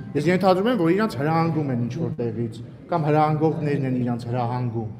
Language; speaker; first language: Armenian; native; Armenian